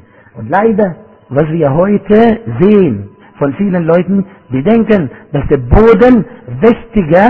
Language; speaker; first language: German; non-native, fluent; Arabic